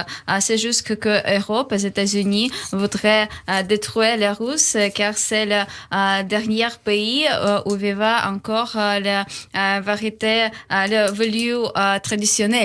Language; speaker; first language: French; non-native, learner; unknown